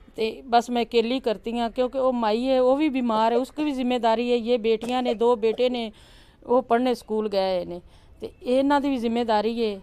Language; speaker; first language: Urdu; non-native, local second language; Punjabi